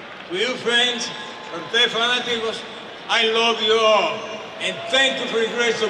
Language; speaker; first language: English; non-native, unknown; Spanish